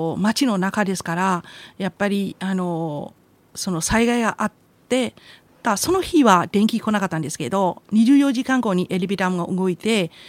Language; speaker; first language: Japanese; non-native, fluent; Burmese